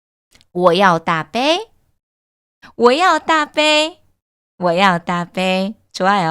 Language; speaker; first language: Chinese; non-native, fluent; Korean